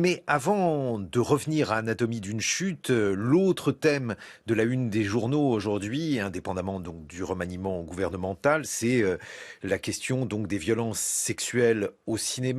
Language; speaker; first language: French; native; French